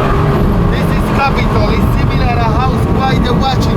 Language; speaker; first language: English; non-native, learner; Spanish